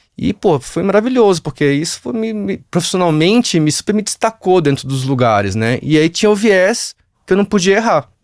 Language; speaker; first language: Portuguese; native; Portuguese